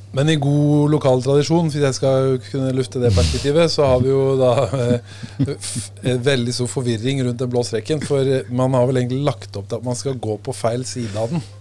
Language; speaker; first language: Norwegian; native; Norwegian